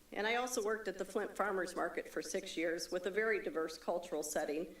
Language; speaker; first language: English; native; English